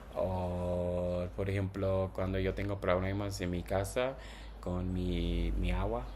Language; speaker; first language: Spanish; non-native, learner; English